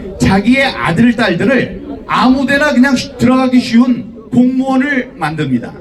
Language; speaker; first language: Korean; native; Korean